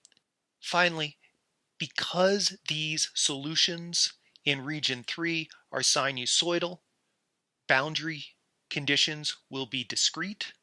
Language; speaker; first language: English; native; English